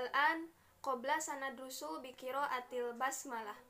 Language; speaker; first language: Arabic; non-native, learner; Indonesian